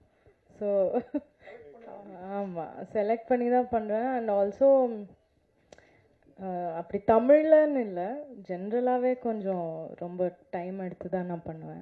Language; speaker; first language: Tamil; non-native, local second language; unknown